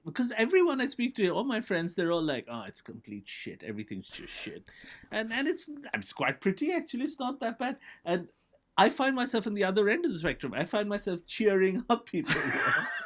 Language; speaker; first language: English; non-native, local second language; Bangla